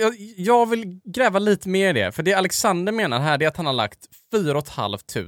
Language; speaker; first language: Swedish; native; Swedish